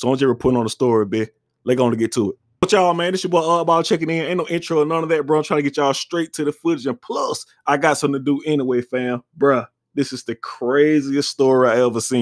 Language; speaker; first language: English; native; English